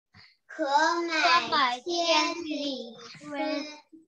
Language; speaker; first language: Chinese; early bilingual, heritage; Chinese